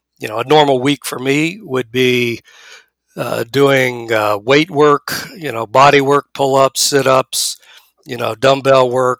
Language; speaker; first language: English; native; English